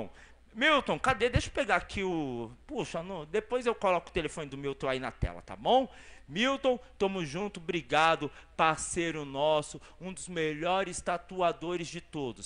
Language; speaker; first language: Portuguese; native; Portuguese